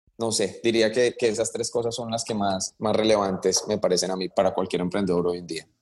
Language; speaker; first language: Spanish; early bilingual, heritage; Spanish